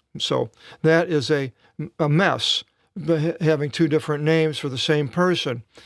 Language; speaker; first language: English; native; English